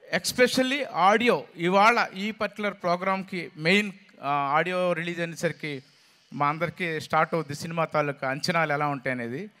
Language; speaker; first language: Telugu; native; Telugu